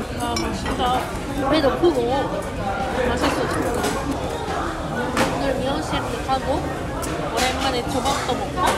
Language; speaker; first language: Korean; non-native, learner; Japanese